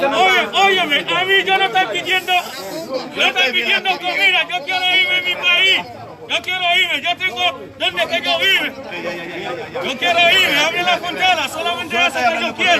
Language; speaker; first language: Spanish; non-native, learner; Haitian Creole